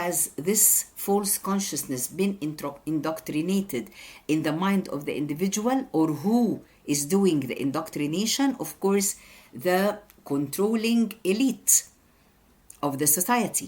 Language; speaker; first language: English; non-native, fluent; Arabic